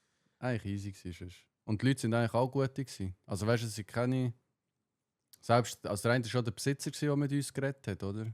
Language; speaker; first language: German; native; German